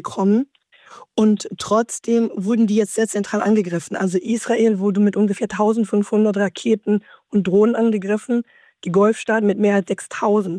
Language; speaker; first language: German; native; German